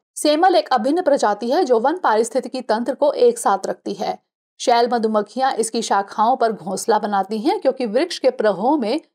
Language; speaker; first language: Hindi; native; Hindi